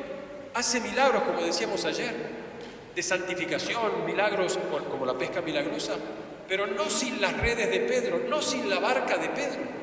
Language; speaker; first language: Spanish; native; Spanish